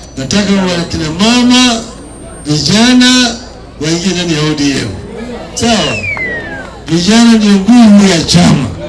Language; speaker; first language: Swahili; non-native, local second language; Gusii